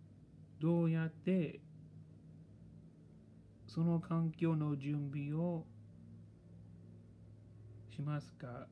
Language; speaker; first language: Japanese; non-native, learner; English